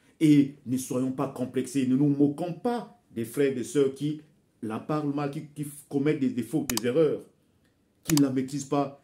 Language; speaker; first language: French; non-native, local second language; Bembe